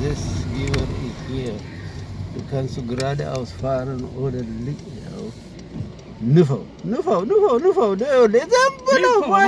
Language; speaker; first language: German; non-native, learner; Amharic